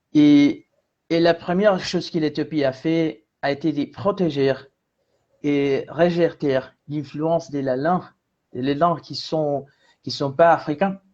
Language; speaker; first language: French; non-native, fluent; Spanish